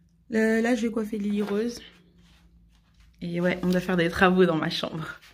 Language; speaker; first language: French; native; French